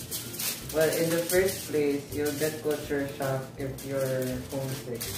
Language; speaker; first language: English; non-native, local second language; Filipino